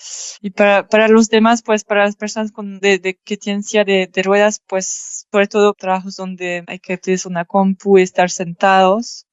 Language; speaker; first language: Spanish; non-native, fluent; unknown